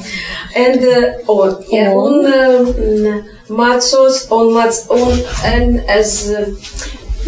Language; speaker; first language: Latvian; non-native, learner; Russian